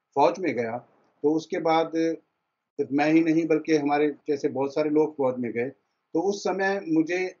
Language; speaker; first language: Hindi; early bilingual, heritage; Persian